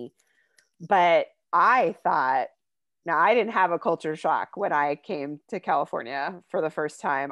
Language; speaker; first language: English; native; English